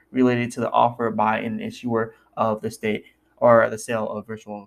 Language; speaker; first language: English; native; English